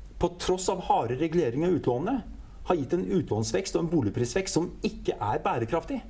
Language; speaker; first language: Norwegian; native; Norwegian